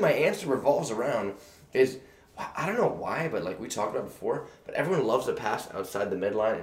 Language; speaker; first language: English; native; English